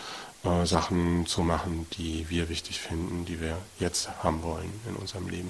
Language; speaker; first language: German; native; German